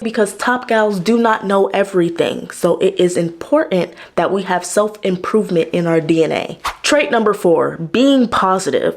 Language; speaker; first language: English; native; English